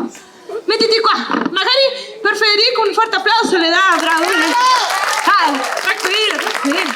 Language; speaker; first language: Italian; non-native, learner; Spanish